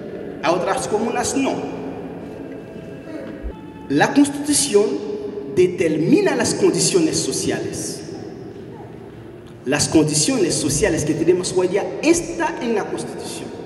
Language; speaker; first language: Spanish; non-native, fluent; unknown